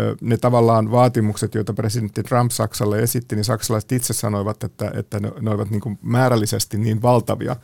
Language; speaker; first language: Finnish; native; Finnish